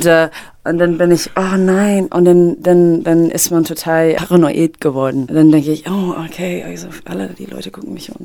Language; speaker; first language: German; non-native, fluent; English